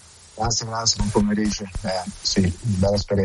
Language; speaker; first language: Italian; non-native, fluent; Portuguese